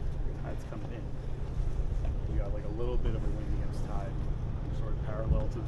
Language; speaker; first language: English; native; English